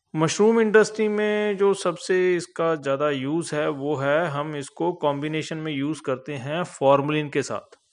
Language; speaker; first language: Hindi; non-native, local second language; Punjabi